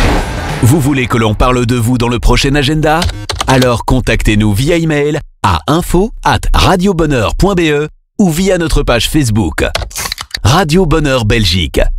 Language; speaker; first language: French; native; French